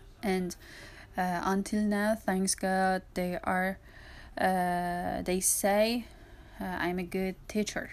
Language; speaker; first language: English; non-native, learner; Persian